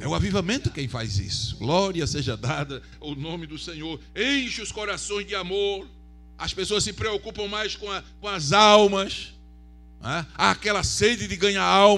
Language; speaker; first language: Portuguese; native; Portuguese